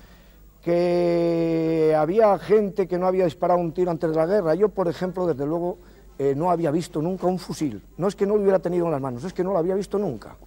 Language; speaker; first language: Spanish; native; Spanish